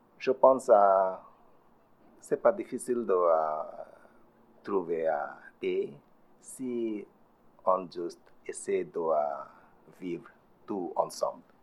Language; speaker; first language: French; non-native, learner; Bangla